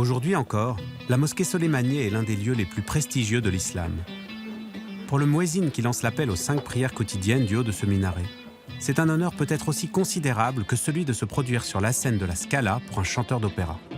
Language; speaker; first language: French; native; French